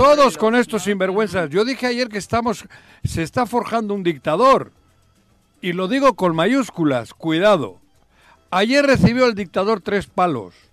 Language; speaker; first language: Spanish; native; Spanish